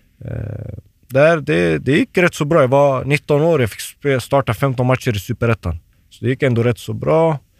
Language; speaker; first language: Swedish; early bilingual, other home language; Turoyo